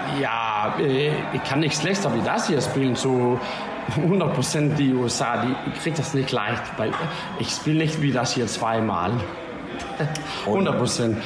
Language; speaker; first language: German; non-native, learner; Danish